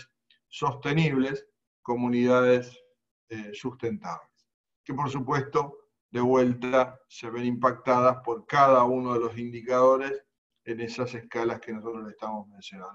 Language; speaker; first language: Spanish; native; Spanish